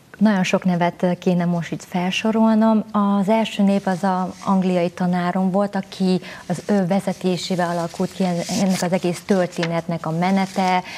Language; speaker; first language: Hungarian; early bilingual, other home language; Vietnamese